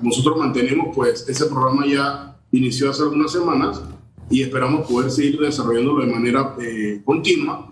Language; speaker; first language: Spanish; native; Spanish